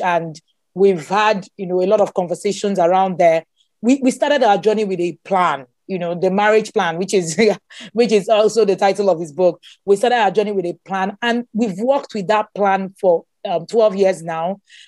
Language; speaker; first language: English; non-native, local second language; Igbo